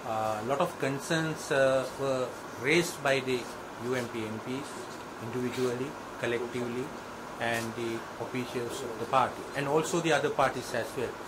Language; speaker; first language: English; non-native, local second language; Sinhala